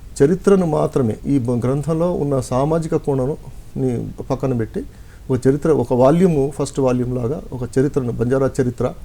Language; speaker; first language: Telugu; non-native, local second language; Lambadi